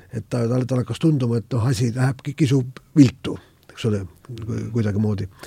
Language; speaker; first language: Estonian; native; Estonian